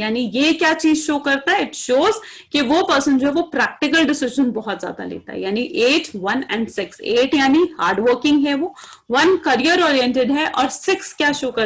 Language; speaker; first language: Hindi; native; Hindi